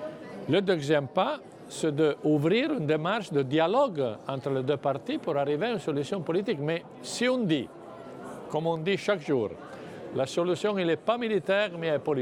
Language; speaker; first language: French; non-native, fluent; Italian